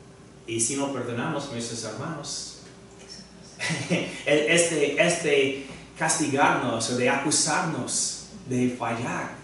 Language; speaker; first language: Spanish; non-native, fluent; English